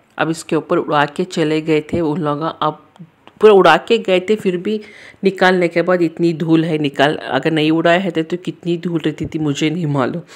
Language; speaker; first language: Hindi; native; Hindi